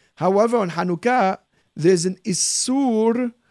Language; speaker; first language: English; early bilingual, heritage; Arabic